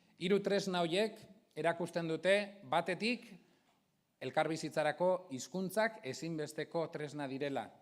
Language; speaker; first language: Basque; non-native, local second language; Spanish